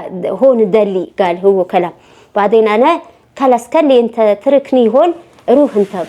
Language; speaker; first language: Arabic; non-native, learner; Amharic